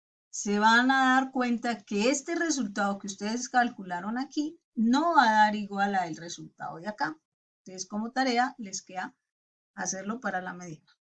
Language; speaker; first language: Spanish; native; Spanish